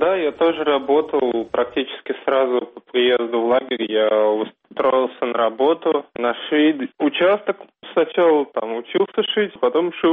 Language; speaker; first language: Russian; native; Russian